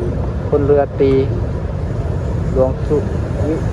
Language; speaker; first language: Thai; non-native, local second language; Lao